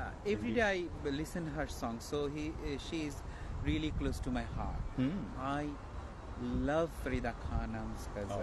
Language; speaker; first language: English; non-native, learner; Bangla